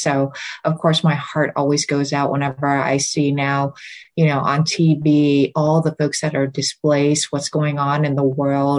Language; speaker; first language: English; early bilingual, other home language; Vietnamese